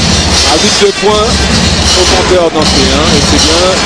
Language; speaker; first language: French; native; French